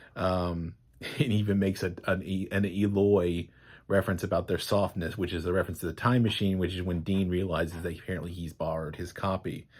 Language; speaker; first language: English; native; English